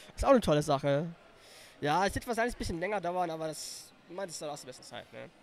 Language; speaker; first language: German; native; German